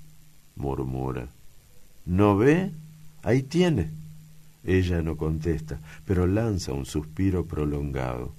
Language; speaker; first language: Spanish; native; Spanish